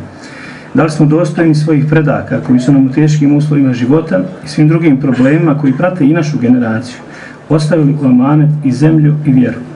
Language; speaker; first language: Croatian; native; Croatian